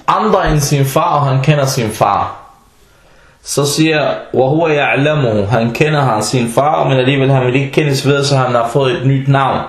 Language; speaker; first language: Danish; non-native, fluent; Arabic